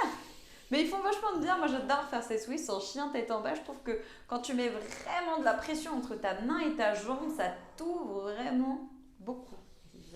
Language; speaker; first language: French; native; French